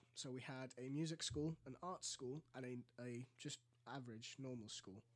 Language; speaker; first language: English; early bilingual, other home language; Greek